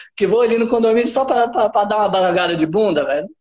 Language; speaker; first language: Portuguese; native; Portuguese